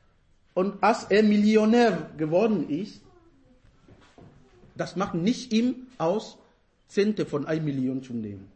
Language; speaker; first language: German; non-native, fluent; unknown